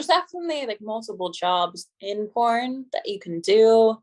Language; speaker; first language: English; native; English